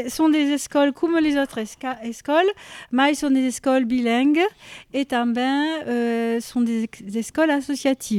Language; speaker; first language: French; native; French